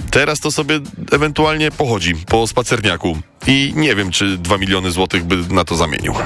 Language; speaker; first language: Polish; native; Polish